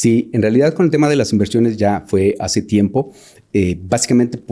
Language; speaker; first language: Spanish; native; Spanish